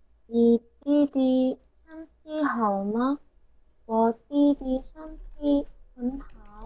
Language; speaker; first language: Chinese; non-native, learner; Korean